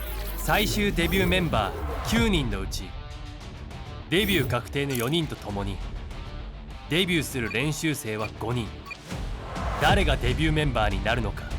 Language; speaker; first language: Japanese; native; Japanese